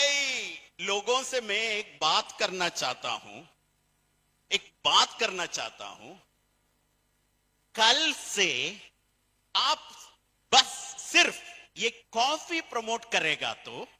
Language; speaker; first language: Hindi; non-native, fluent; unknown